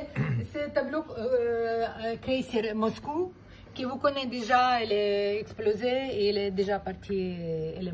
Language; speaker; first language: French; non-native, learner; Ukrainian